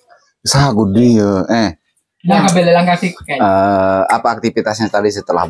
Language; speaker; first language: Indonesian; native; Indonesian